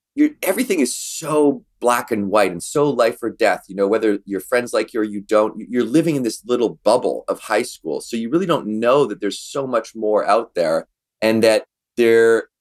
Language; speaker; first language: English; native; English